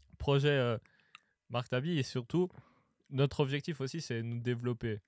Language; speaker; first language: French; native; French